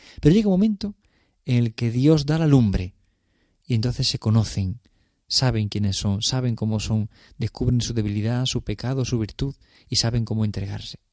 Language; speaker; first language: Spanish; native; Spanish